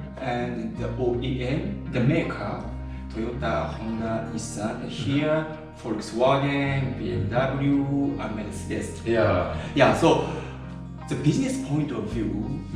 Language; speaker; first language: English; non-native, learner; Japanese